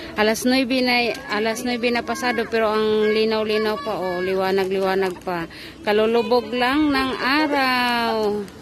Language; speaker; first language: Filipino; non-native, local second language; Cebuano